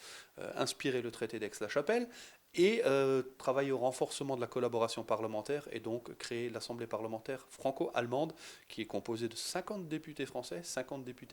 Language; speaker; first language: French; native; French